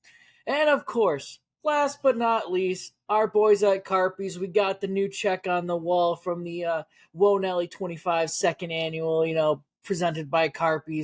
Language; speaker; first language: English; native; English